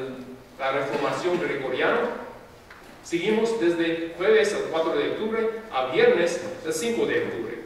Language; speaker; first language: Spanish; non-native, fluent; English